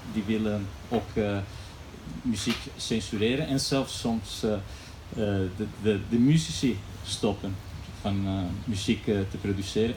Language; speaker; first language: Dutch; non-native, fluent; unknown